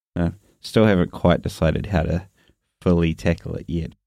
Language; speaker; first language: English; native; English